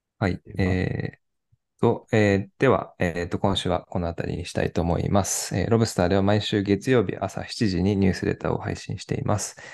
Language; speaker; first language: Japanese; native; Japanese